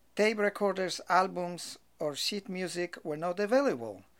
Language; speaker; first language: English; non-native, fluent; Polish